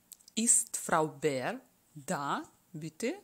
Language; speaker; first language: German; non-native, fluent; Russian